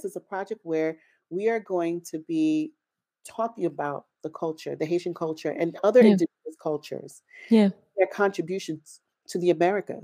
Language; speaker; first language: English; native; English